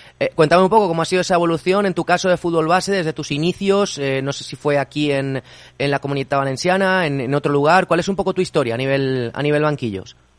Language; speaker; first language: Spanish; native; Spanish